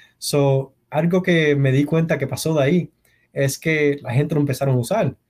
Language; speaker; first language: Spanish; early bilingual, heritage; Spanish